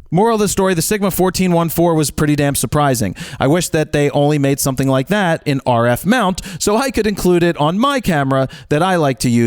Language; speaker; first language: English; native; English